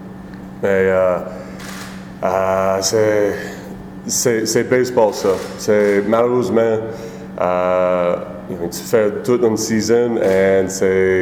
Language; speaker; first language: French; non-native, learner; English